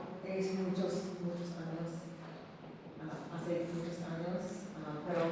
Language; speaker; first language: Spanish; non-native, learner; English